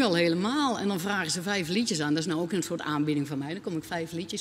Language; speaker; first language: Dutch; native; Dutch